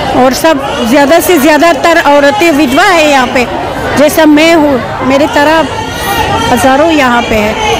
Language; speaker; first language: Hindi; non-native, fluent; Persian